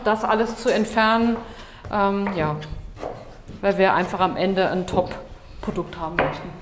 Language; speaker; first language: German; native; German